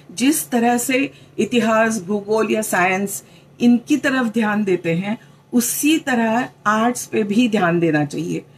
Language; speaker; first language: Hindi; non-native, local second language; Marathi